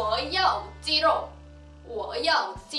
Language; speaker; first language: Chinese; non-native, fluent; Korean